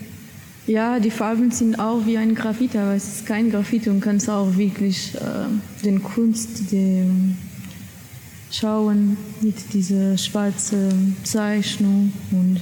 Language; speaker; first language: German; non-native, learner; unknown